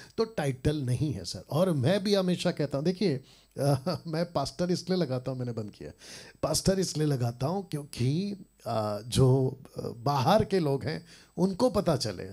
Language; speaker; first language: Hindi; native; Hindi